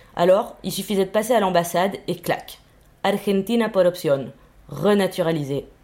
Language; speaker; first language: French; early bilingual, other home language; Spanish